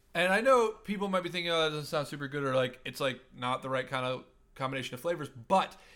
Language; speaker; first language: English; native; English